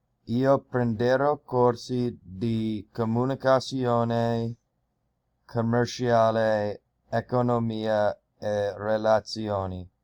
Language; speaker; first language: Italian; non-native, learner; English